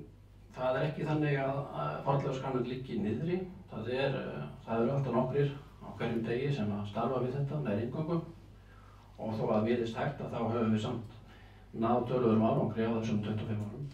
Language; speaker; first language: Icelandic; native; Icelandic